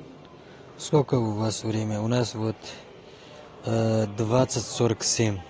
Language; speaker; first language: Russian; non-native, learner; Tajik